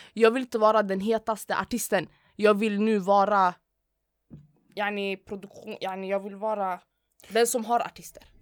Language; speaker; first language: Swedish; early bilingual, other home language; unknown